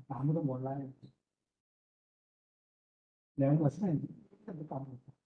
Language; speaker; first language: Korean; native; Korean